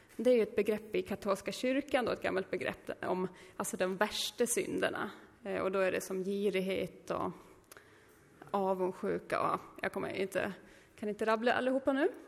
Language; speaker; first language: Swedish; native; Swedish